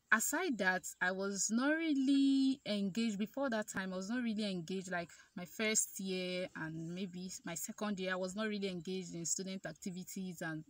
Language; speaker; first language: English; non-native, local second language; Igbo